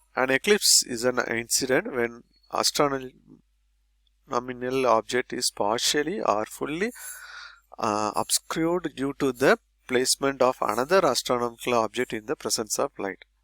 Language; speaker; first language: English; non-native, local second language; Tamil